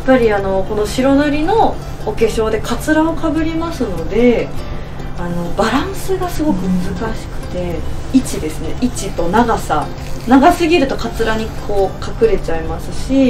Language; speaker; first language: Japanese; native; Japanese